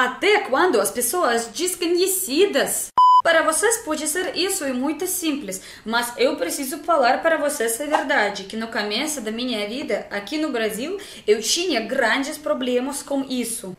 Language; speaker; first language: Portuguese; non-native, fluent; Russian